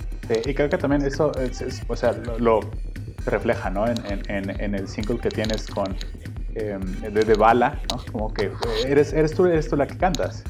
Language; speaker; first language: Spanish; native; Spanish